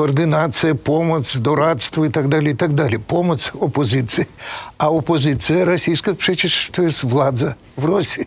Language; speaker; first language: Polish; non-native, fluent; Russian